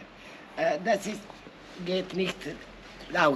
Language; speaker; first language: German; non-native, learner; Bosnian